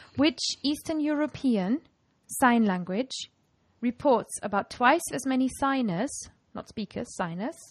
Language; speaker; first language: English; non-native, fluent; German